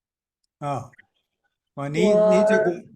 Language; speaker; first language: Chinese; non-native, fluent; English